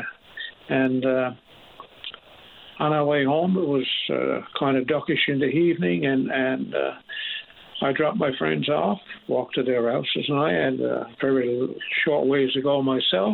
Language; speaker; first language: English; native; English